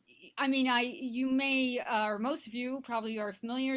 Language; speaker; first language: English; native; English